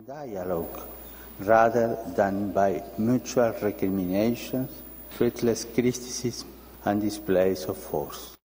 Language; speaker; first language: English; non-native, learner; Spanish